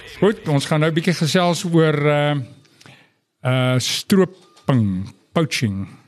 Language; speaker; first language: Afrikaans; non-native, local second language; English